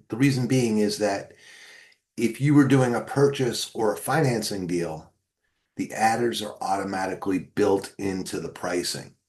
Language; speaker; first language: English; native; English